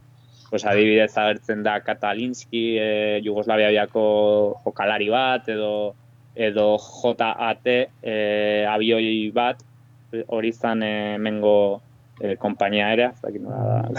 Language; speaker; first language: Basque; non-native, local second language; Spanish